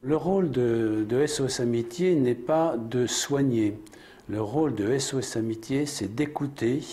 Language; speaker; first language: French; native; French